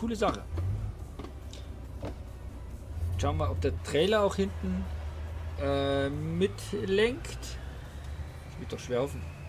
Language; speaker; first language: German; native; German